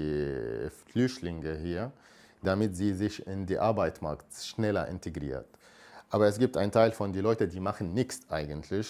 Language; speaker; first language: German; non-native, learner; Arabic